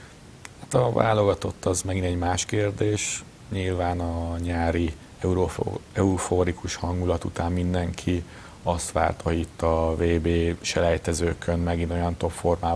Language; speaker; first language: Hungarian; native; Hungarian